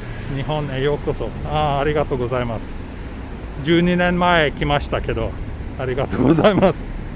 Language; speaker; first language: Japanese; non-native, learner; Swedish